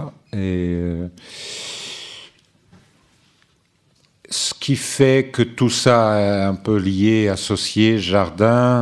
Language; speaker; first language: French; non-native, fluent; Portuguese